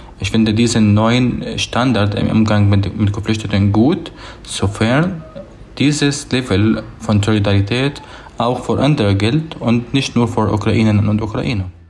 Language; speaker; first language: German; non-native, fluent; Arabic